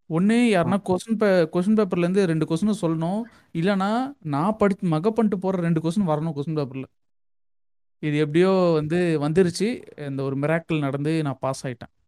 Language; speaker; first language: Tamil; native; Tamil